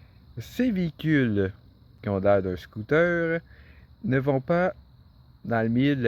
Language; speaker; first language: French; native; French